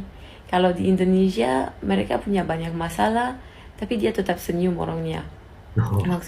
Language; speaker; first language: Indonesian; non-native, fluent; French